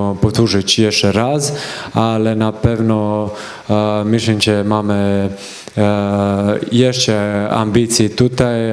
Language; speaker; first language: Polish; non-native, learner; Croatian